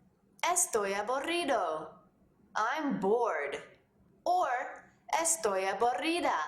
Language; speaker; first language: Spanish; non-native, fluent; English